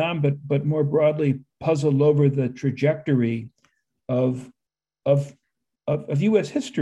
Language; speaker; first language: English; native; English